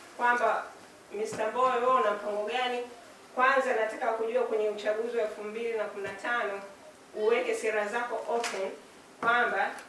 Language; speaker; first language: Swahili; native; Swahili